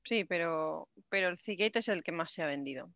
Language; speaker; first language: Spanish; native; Spanish